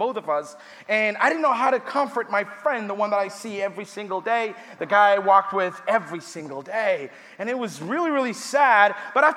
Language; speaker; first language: English; non-native, fluent; Tigrinya